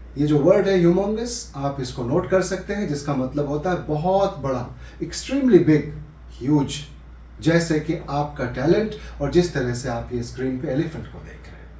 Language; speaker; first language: Hindi; native; Hindi